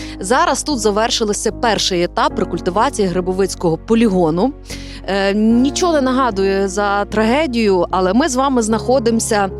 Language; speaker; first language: Ukrainian; native; Ukrainian